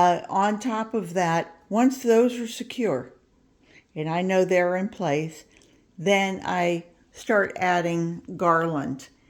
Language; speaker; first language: English; native; English